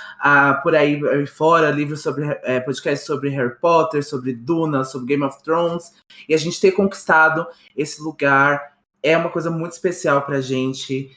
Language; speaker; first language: Portuguese; native; Portuguese